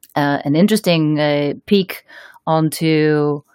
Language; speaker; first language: English; non-native, fluent; Hebrew